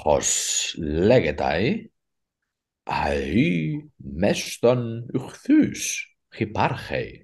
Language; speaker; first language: Greek; non-native, fluent; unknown